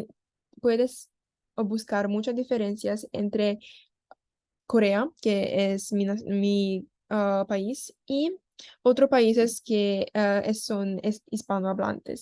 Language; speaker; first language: Spanish; non-native, learner; Korean